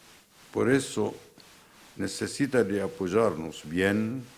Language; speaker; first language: Spanish; non-native, fluent; Arabic